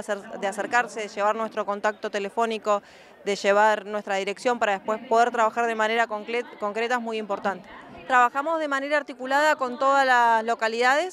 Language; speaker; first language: Spanish; native; Spanish